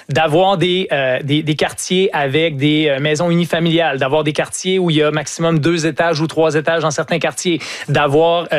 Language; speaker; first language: French; native; French